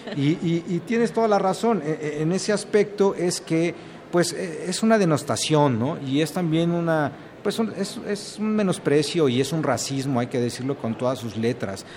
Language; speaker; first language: Spanish; native; Spanish